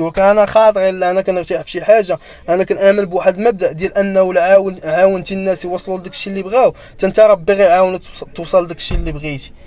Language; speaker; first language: Arabic; native; Arabic